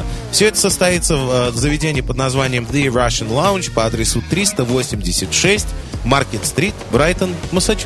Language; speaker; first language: Russian; native; Russian